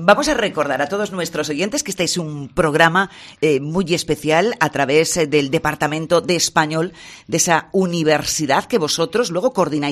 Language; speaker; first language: Spanish; native; Spanish